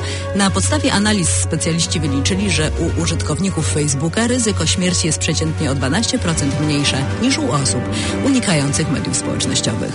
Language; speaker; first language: Polish; native; Polish